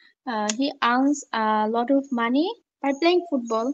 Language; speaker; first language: English; non-native, learner; Bangla